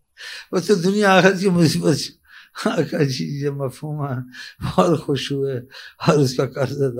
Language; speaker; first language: Urdu; native; Urdu